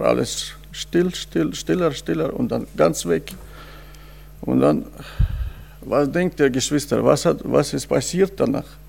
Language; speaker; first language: German; non-native, fluent; Russian